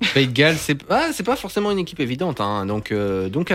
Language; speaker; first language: French; native; French